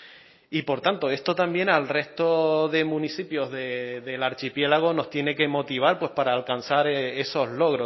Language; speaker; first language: Spanish; native; Spanish